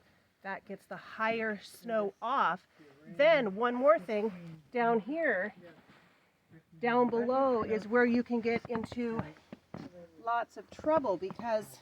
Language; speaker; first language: English; native; English